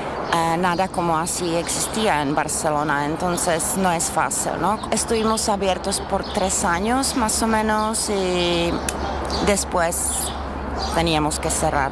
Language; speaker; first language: Spanish; non-native, learner; Czech